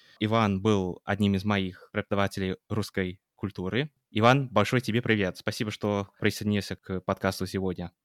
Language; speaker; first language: Russian; non-native, fluent; English